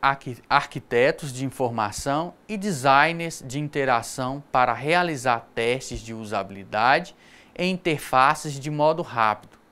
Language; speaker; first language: Portuguese; native; Portuguese